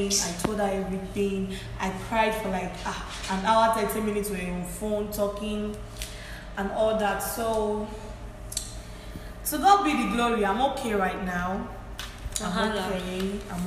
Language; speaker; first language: English; non-native, local second language; Igbo